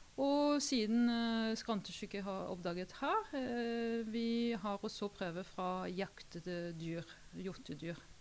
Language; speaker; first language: Norwegian; non-native, fluent; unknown